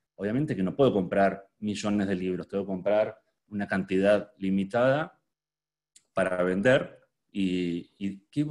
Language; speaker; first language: Spanish; native; Spanish